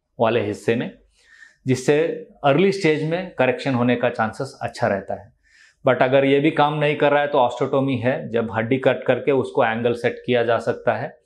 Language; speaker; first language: Hindi; non-native, local second language; Telugu